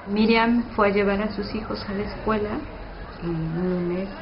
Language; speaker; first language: Spanish; native; Spanish